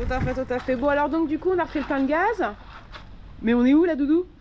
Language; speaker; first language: French; native; French